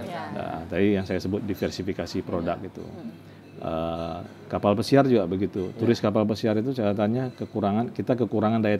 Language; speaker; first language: Indonesian; native; Indonesian